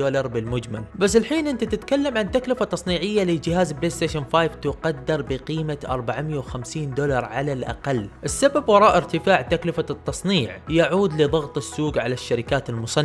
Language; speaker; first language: Arabic; native; Arabic